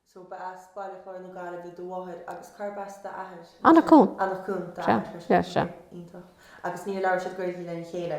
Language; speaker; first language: Irish; native; Irish